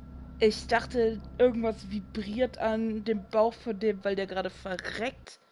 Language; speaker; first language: German; native; German